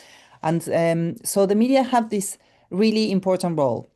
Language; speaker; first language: English; non-native, fluent; Spanish